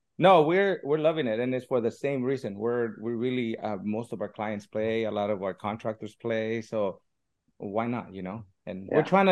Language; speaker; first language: English; early bilingual, other home language; Spanish